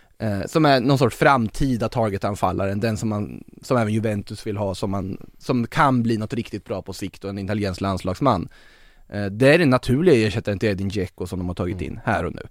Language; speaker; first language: Swedish; native; Swedish